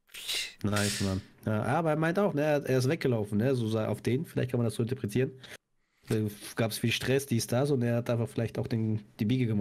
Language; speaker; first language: German; native; German